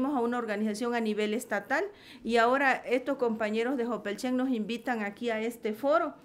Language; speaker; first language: Spanish; native; Spanish